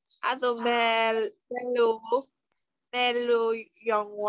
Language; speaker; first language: Korean; non-native, learner; Burmese